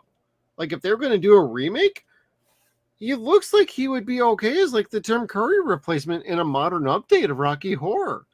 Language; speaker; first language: English; native; English